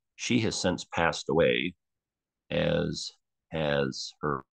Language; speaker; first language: English; native; English